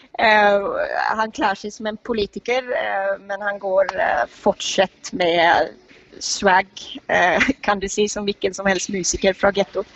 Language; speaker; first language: Norwegian; non-native, fluent; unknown